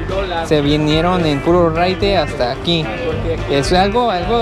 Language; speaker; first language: Spanish; native; Spanish